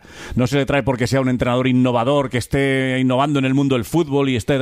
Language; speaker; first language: Spanish; native; Spanish